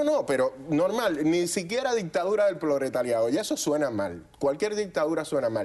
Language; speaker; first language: Spanish; native; Spanish